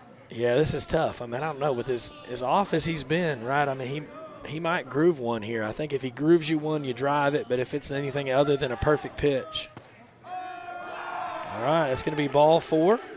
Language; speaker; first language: English; native; English